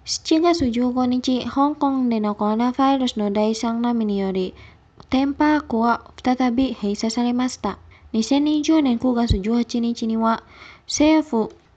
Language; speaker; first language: Japanese; non-native, fluent; Indonesian